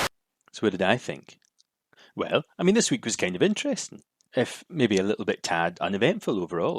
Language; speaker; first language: English; native; English